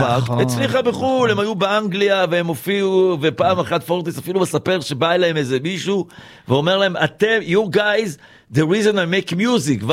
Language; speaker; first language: Hebrew; native; Hebrew